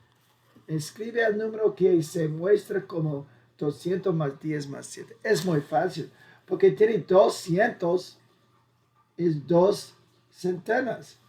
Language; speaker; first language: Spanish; non-native, fluent; English